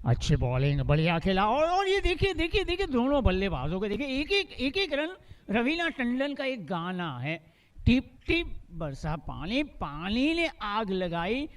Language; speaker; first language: Hindi; non-native, local second language; Gujarati